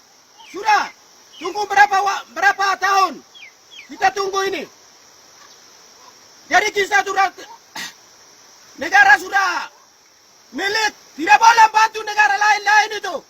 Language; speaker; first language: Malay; non-native, local second language; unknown